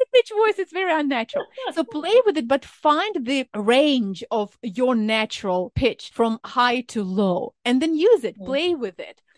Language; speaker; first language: English; non-native, fluent; Ukrainian